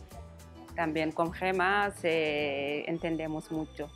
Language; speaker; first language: Spanish; non-native, learner; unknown